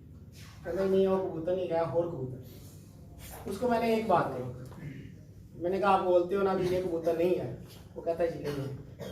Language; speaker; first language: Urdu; non-native, local second language; Pashto